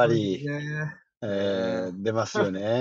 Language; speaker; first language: Japanese; native; Japanese